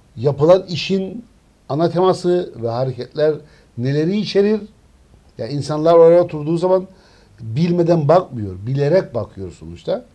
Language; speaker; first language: Turkish; native; Turkish